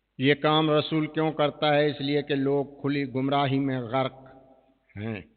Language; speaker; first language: Urdu; non-native, local second language; Punjabi